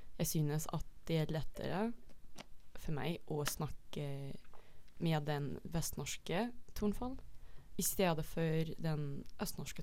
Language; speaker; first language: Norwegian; non-native, fluent; Dutch